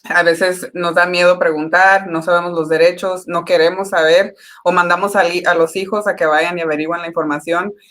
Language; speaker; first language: Spanish; early bilingual, heritage; Spanish